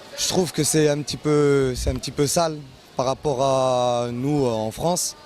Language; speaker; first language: French; early bilingual, other home language; Arabic